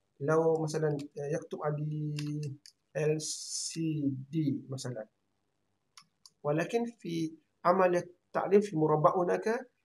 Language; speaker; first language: Arabic; non-native, fluent; Malay